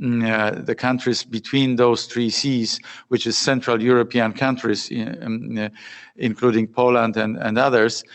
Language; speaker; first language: English; non-native, fluent; Polish